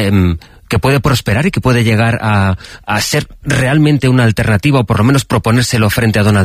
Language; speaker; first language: Spanish; native; Spanish